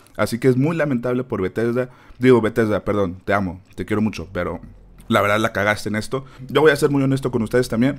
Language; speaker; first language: Spanish; native; Spanish